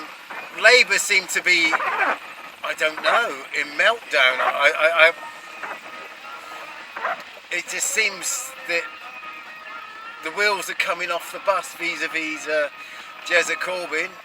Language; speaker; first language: English; native; English